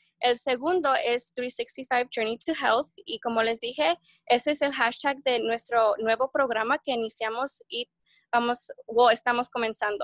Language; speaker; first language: Spanish; early bilingual, heritage; Spanish